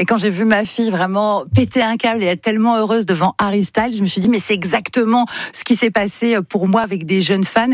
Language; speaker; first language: French; native; French